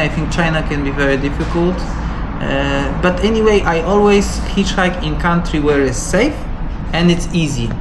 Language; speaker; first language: English; non-native, learner; Polish